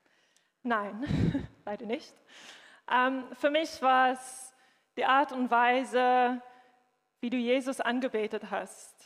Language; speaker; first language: German; non-native, fluent; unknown